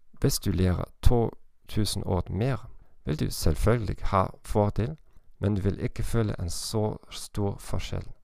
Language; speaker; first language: Norwegian; non-native, learner; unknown